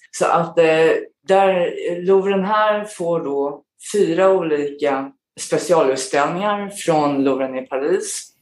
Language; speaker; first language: Swedish; native; Swedish